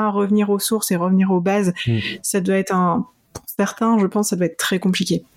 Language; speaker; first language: French; early bilingual, other home language; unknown